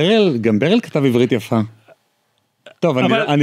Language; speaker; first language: Hebrew; native; Hebrew